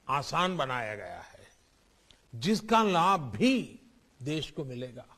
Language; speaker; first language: Hindi; non-native, local second language; Gujarati